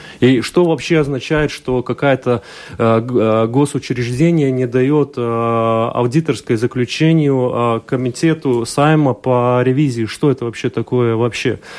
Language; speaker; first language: Russian; non-native, local second language; Latvian